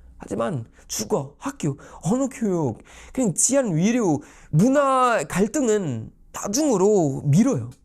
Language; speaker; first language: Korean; non-native, fluent; Swedish